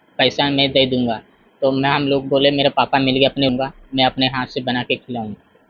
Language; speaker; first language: Hindi; native; Hindi